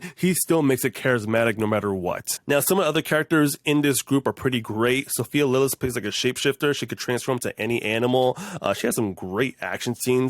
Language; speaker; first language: English; native; English